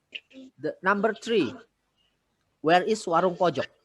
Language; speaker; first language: English; non-native, fluent; Indonesian